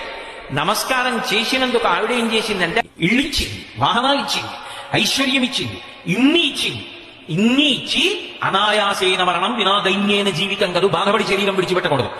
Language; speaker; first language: Telugu; native; Telugu